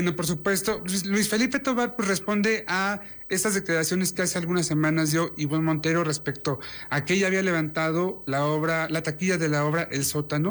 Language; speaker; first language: Spanish; native; Spanish